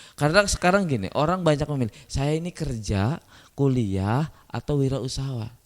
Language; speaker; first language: Indonesian; native; Indonesian